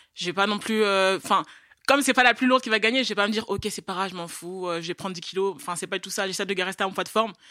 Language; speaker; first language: French; native; French